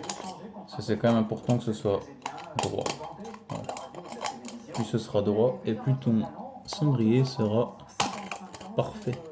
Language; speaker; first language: French; native; French